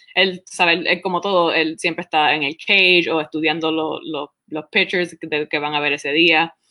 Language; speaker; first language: Spanish; early bilingual, heritage; Spanish